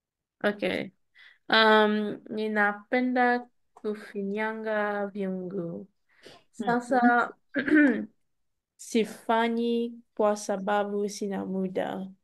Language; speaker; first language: Swahili; non-native, learner; English